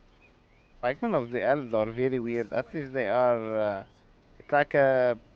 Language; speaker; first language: English; non-native, fluent; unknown